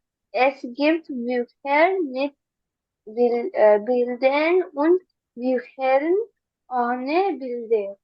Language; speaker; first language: German; non-native, learner; Hindi